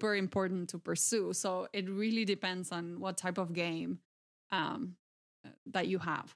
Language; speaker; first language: English; non-native, fluent; Spanish